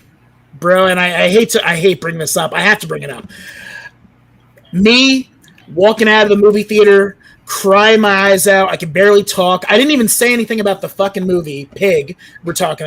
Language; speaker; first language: English; native; English